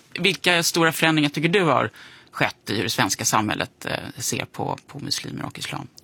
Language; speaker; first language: Swedish; native; Swedish